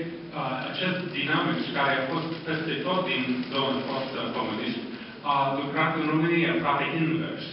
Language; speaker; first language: Romanian; non-native, fluent; English